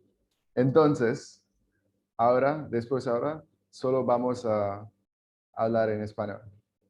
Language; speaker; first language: Spanish; non-native, learner; English